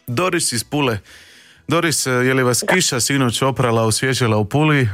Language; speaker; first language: Croatian; native; Croatian